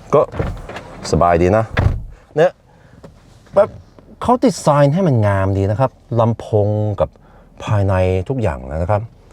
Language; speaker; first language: Thai; non-native, fluent; Norwegian